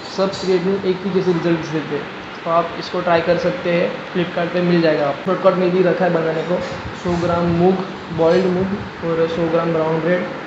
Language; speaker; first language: Hindi; non-native, local second language; Marathi